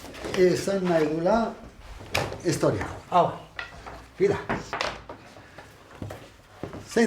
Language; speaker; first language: Basque; non-native, learner; Arabic